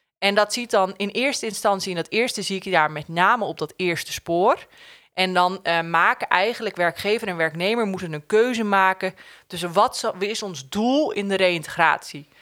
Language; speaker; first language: Dutch; native; Dutch